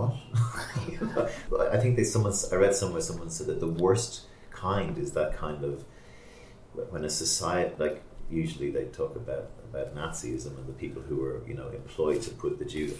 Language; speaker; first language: English; native; English